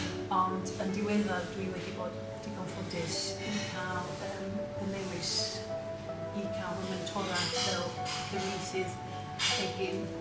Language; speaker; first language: Welsh; non-native, local second language; English